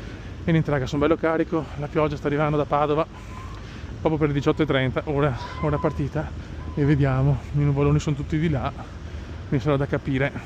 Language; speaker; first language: Italian; native; Italian